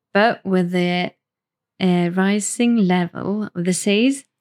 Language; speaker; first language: English; non-native, fluent; Swedish